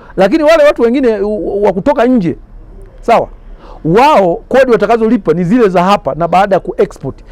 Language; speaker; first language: Swahili; native; Swahili